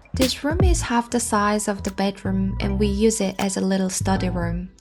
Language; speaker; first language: English; non-native, fluent; Korean